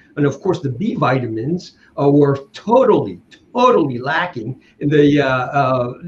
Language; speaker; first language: English; native; English